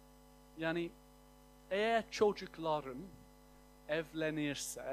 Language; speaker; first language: Turkish; non-native, fluent; English